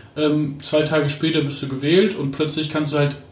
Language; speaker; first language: German; native; German